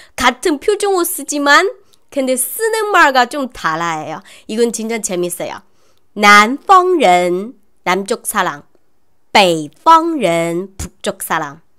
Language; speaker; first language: Korean; non-native, learner; Chinese